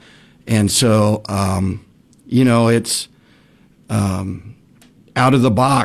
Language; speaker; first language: English; native; English